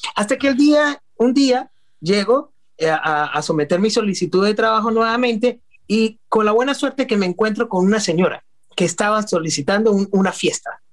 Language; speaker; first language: Spanish; native; Spanish